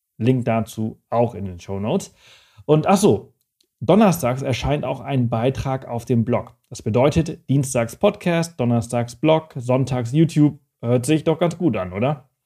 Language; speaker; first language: German; early bilingual, heritage; German